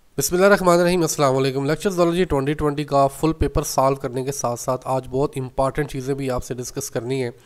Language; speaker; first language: Urdu; non-native, local second language; Punjabi